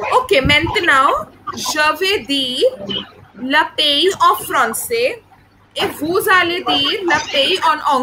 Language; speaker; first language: French; non-native, fluent; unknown